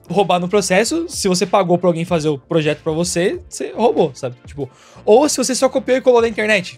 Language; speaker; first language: Portuguese; native; Portuguese